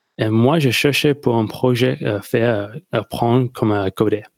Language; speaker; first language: French; non-native, learner; English